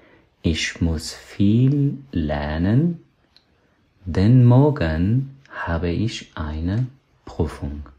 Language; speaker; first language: German; non-native, fluent; Persian